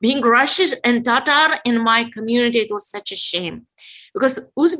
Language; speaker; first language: English; non-native, fluent; Uzbek